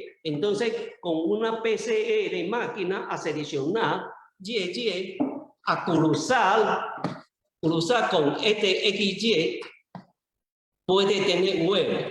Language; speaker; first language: Spanish; non-native, learner; Chinese